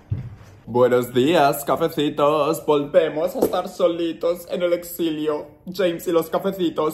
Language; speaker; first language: Spanish; native; Spanish